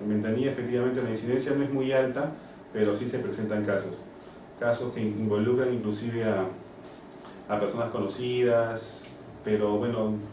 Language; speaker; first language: Spanish; native; Spanish